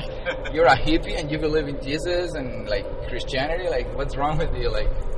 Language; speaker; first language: English; non-native, fluent; Spanish